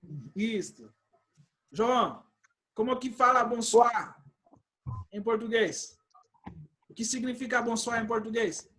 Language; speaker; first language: Portuguese; non-native, fluent; Haitian Creole